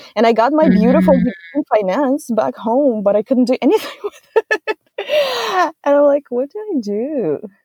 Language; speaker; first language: English; non-native, fluent; Russian